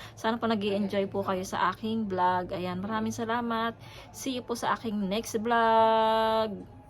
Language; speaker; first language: Filipino; native; Filipino